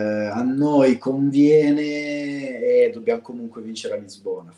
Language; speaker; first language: Italian; native; Italian